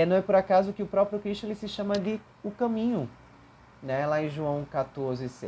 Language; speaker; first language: Portuguese; native; Portuguese